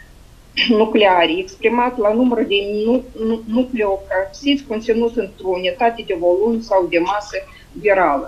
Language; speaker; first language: Romanian; native; Romanian